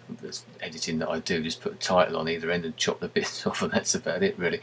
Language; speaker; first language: English; native; English